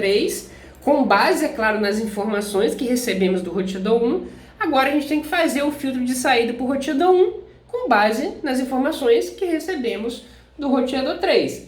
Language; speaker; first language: Portuguese; native; Portuguese